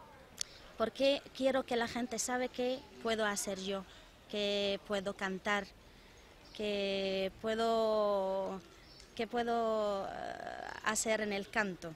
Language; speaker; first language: Spanish; non-native, fluent; Arabic